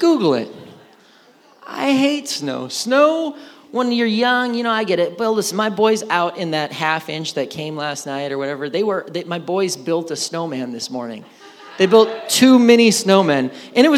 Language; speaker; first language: English; native; English